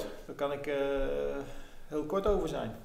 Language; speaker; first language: Dutch; native; Dutch